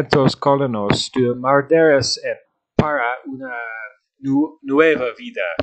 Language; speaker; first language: Spanish; non-native, learner; English